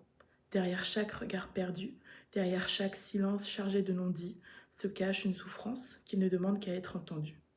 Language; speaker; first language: French; native; French